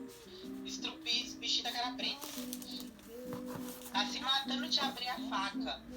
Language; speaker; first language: Portuguese; native; Portuguese